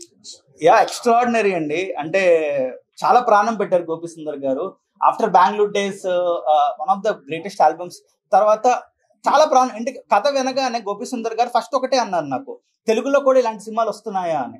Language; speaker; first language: Telugu; native; Telugu